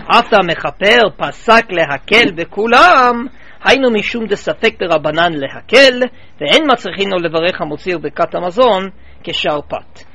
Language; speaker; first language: Hebrew; non-native, fluent; English